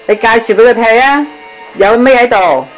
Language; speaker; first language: Cantonese; native; Cantonese